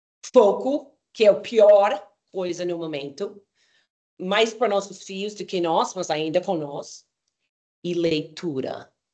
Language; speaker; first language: Portuguese; non-native, fluent; English